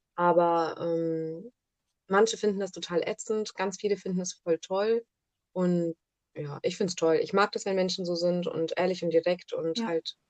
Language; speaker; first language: German; early bilingual, other home language; Italian